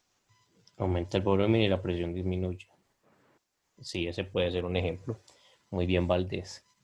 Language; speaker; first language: Spanish; native; Spanish